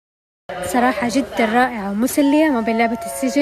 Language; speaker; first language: Arabic; native; Arabic